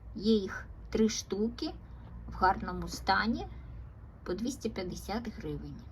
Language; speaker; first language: Ukrainian; non-native, local second language; Russian